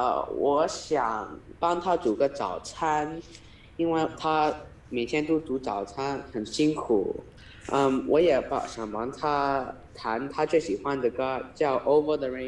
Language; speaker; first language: Chinese; early bilingual, heritage; Chinese